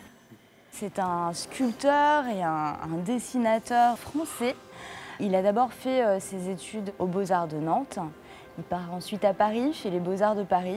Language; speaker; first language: French; native; French